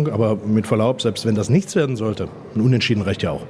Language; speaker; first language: German; native; German